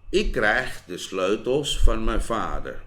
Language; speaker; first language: Dutch; non-native, fluent; Thai